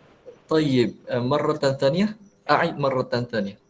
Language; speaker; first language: Arabic; non-native, fluent; Malay